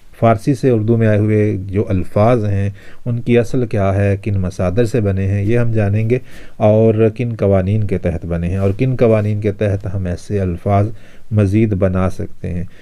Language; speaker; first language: Urdu; non-native, local second language; Punjabi